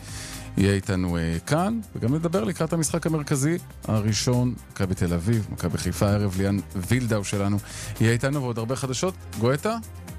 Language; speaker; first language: Hebrew; native; Hebrew